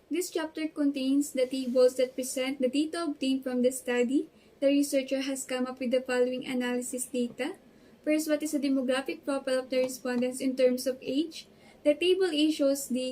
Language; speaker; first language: English; non-native, local second language; Filipino